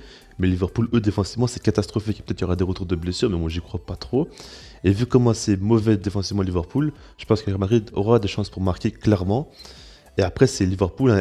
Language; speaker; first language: French; native; French